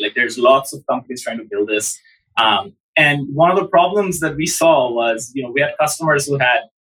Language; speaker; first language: English; non-native, local second language; Bangla